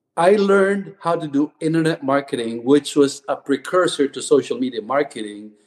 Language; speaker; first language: English; non-native, local second language; Cebuano